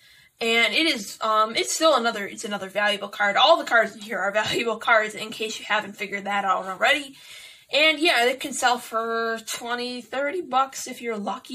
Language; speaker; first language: English; native; English